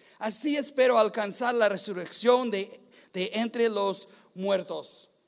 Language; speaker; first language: Spanish; non-native, fluent; English